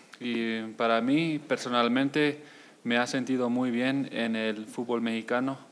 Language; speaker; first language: Spanish; early bilingual, heritage; Spanish